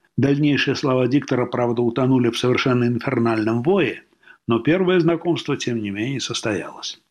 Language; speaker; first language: Russian; native; Russian